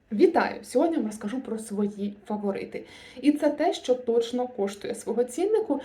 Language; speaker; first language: Ukrainian; non-native, local second language; Russian